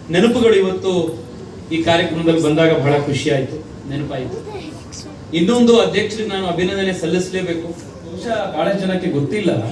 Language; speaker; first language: Kannada; native; Kannada